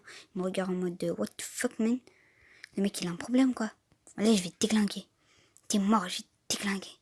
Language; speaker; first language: French; native; French